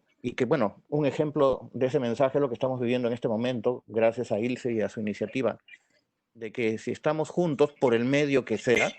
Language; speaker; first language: Spanish; native; Spanish